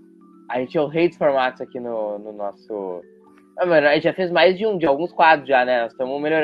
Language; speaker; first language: Portuguese; native; Portuguese